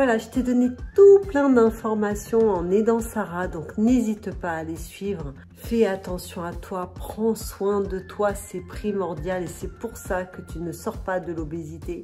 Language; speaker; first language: French; native; French